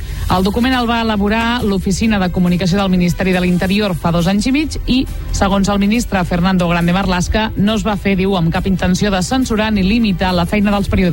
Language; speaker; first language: Catalan; native; Catalan